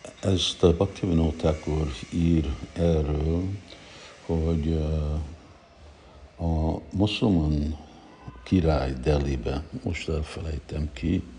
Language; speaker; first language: Hungarian; early bilingual, heritage; Hungarian